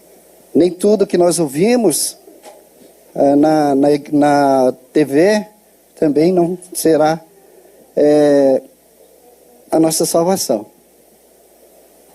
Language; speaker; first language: Portuguese; native; Portuguese